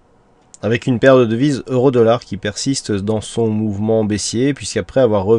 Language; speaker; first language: French; native; French